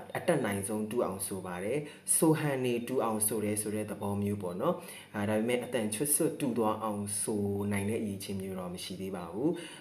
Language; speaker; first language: Burmese; native; Burmese